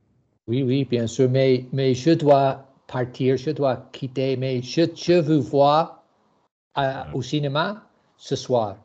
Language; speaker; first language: French; non-native, learner; English